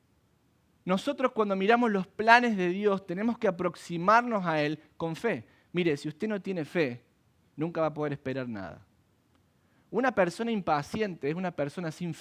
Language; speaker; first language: Spanish; native; Spanish